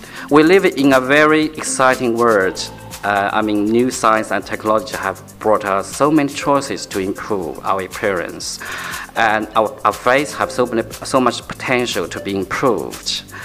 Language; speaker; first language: English; non-native, fluent; Chinese